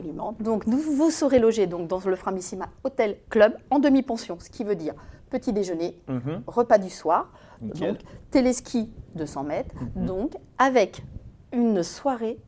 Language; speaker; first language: French; native; French